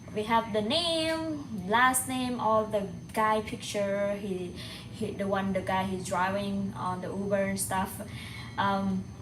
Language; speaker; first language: English; non-native, learner; Thai